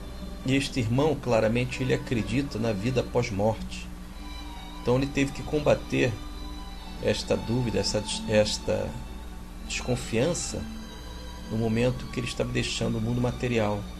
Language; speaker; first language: Portuguese; native; Portuguese